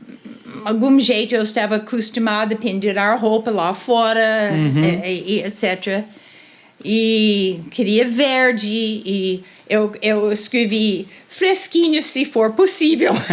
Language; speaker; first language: Portuguese; non-native, fluent; English